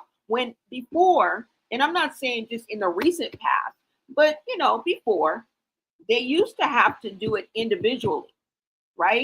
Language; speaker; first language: English; native; English